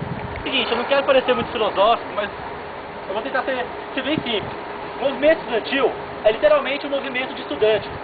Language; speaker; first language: Portuguese; native; Portuguese